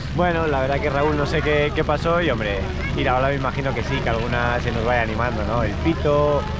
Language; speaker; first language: Spanish; native; Spanish